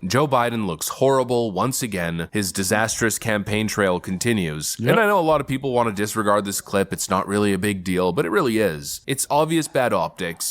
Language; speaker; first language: English; native; English